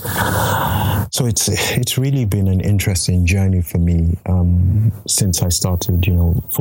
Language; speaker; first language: English; non-native, local second language; Yoruba